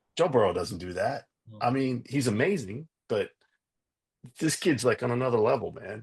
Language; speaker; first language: English; native; English